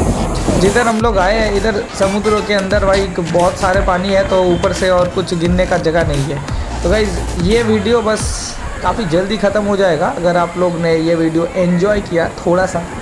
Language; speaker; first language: Hindi; non-native, local second language; Bangla